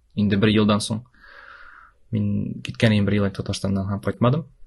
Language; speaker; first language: Tatar; native; Tatar